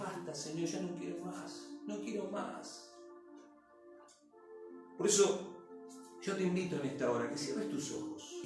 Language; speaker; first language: Spanish; native; Spanish